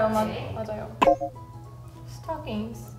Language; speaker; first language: Korean; non-native, learner; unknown